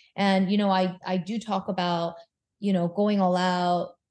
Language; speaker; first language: English; early bilingual, other home language; Korean